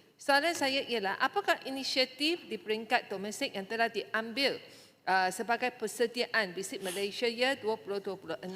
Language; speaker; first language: Malay; non-native, local second language; Chinese